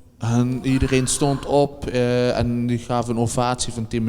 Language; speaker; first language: Dutch; native; Dutch